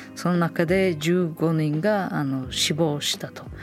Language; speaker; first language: Japanese; non-native, fluent; Uzbek